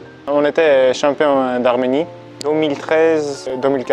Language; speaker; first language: French; non-native, fluent; Armenian